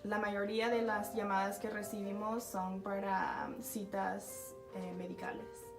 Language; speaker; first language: Spanish; non-native, fluent; English